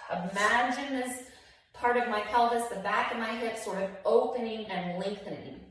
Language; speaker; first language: English; native; English